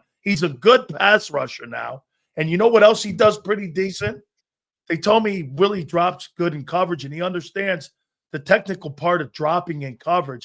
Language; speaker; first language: English; native; English